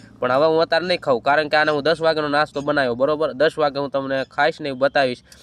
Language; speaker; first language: Gujarati; non-native, local second language; Bhili